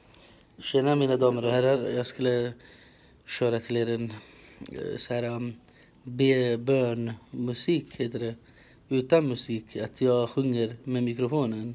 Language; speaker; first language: Swedish; non-native, fluent; Kurdish